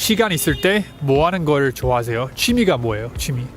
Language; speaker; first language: Korean; non-native, fluent; English